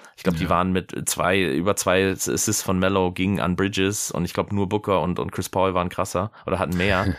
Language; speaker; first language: German; early bilingual, other home language; English